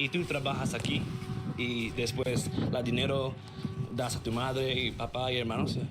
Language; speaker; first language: Spanish; non-native, learner; English